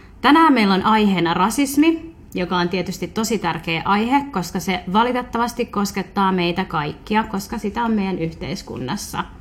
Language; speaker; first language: Finnish; early bilingual, other home language; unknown